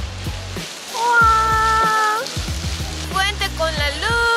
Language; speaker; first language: Spanish; non-native, learner; Korean